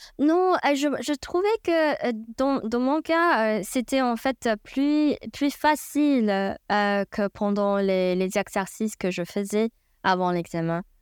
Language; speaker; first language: French; non-native, fluent; Chinese